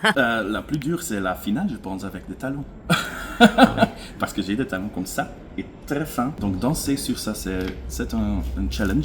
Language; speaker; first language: French; non-native, local second language; Dutch